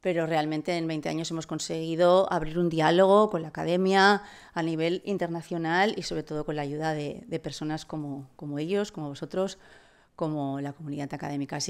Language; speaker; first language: Spanish; non-native, local second language; Catalan